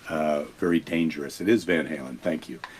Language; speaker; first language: English; native; English